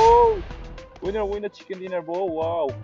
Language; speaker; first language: English; non-native, learner; Nepali